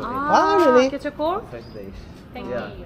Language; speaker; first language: English; non-native, learner; Korean